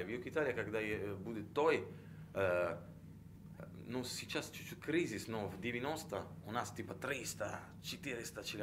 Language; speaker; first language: Russian; non-native, learner; Italian